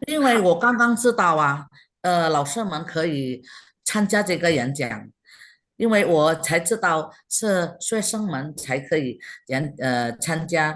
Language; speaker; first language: Chinese; non-native, fluent; Indonesian